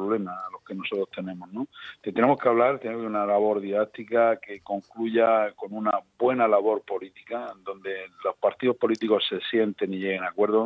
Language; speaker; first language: Spanish; native; Spanish